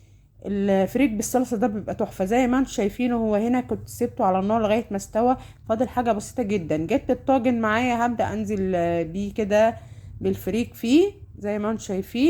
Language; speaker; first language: Arabic; native; Arabic